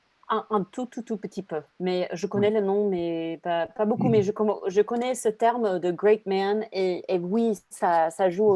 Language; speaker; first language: French; non-native, fluent; English